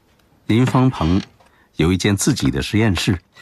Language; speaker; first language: Chinese; native; Chinese